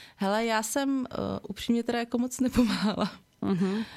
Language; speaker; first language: Czech; early bilingual, other home language; Vietnamese